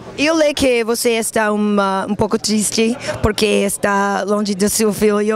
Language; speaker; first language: Portuguese; non-native, learner; English